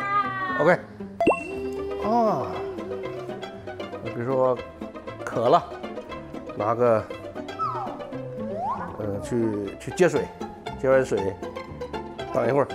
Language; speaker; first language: Chinese; non-native, learner; English